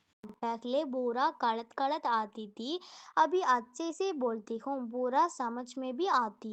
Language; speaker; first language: Hindi; non-native, learner; Tamil